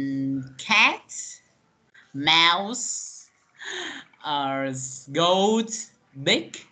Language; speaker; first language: English; non-native, learner; Vietnamese